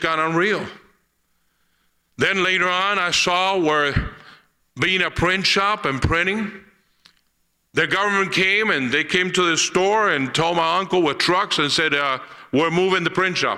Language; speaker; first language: English; early bilingual, other home language; Spanish